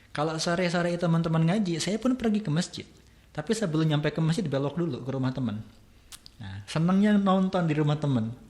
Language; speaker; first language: Indonesian; non-native, local second language; Sundanese